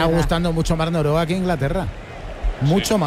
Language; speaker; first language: Spanish; native; Spanish